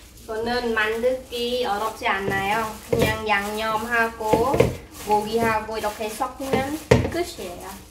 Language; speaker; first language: Korean; non-native, fluent; Khmer